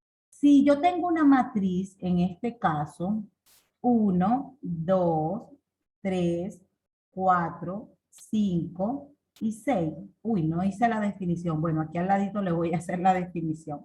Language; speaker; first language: Spanish; native; Spanish